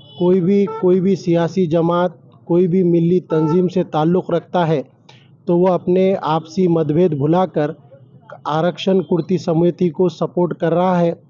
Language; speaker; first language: Urdu; native; Urdu